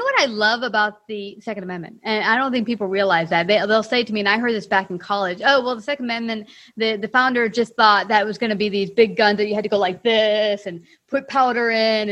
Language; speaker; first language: English; native; English